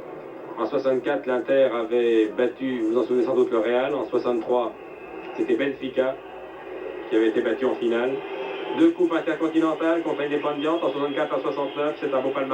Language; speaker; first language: French; native; French